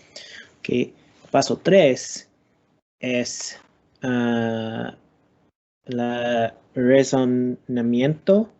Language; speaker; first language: Spanish; non-native, learner; English